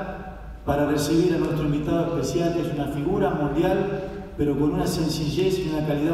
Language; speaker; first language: Spanish; native; Spanish